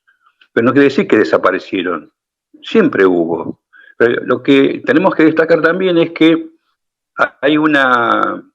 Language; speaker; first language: Spanish; native; Spanish